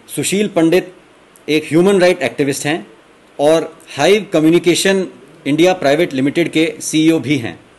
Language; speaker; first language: Hindi; native; Hindi